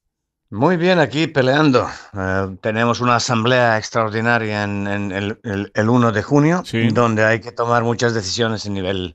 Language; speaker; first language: Spanish; non-native, fluent; Serbian